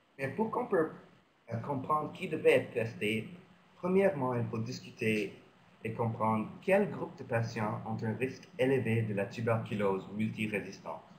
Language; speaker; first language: French; non-native, local second language; English